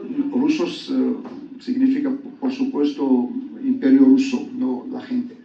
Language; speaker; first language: Spanish; non-native, learner; Georgian